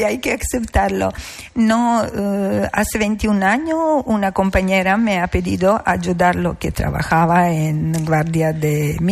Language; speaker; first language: Spanish; non-native, learner; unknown